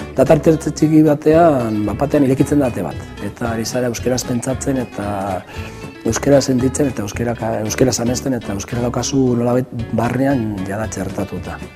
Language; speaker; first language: Basque; non-native, local second language; Spanish